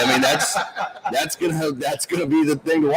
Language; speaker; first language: English; native; English